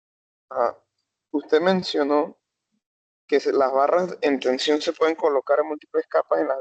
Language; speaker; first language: Spanish; native; Spanish